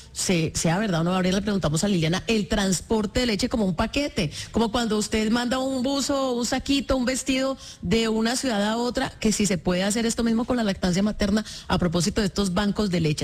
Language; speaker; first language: Spanish; native; Spanish